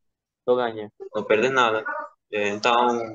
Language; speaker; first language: Portuguese; non-native, fluent; Georgian